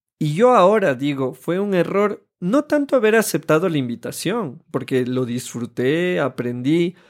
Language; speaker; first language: Spanish; native; Spanish